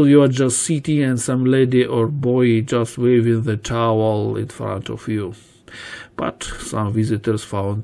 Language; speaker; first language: English; non-native, fluent; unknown